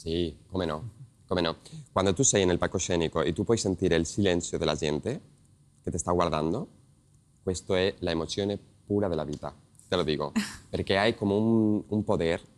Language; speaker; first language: Italian; non-native, learner; Spanish